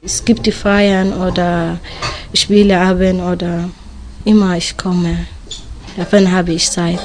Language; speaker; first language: German; non-native, learner; Somali